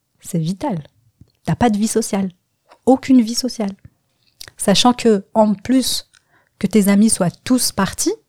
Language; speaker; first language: French; non-native, local second language; Kabyle